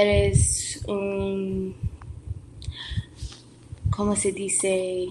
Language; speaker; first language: Spanish; non-native, learner; English